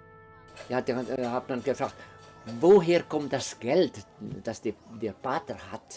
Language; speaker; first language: German; non-native, fluent; Dutch